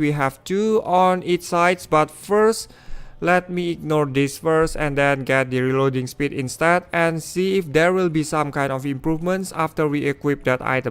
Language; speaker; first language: English; non-native, fluent; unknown